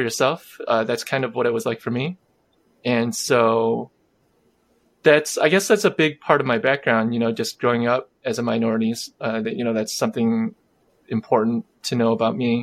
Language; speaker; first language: English; native; English